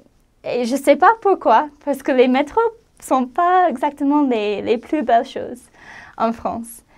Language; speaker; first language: French; non-native, fluent; English